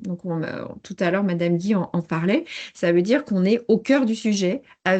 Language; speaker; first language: French; native; French